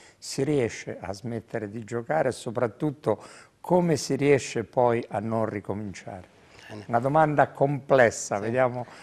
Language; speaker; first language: Italian; native; Italian